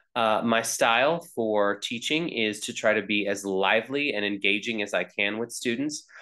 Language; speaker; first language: English; native; English